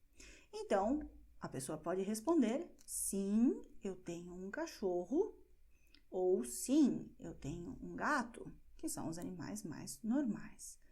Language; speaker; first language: Portuguese; non-native, fluent; Spanish